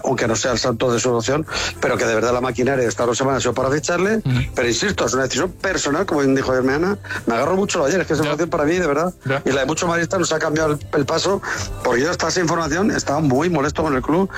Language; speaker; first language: Spanish; native; Spanish